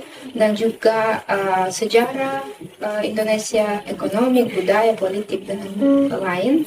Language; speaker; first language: Indonesian; non-native, fluent; Russian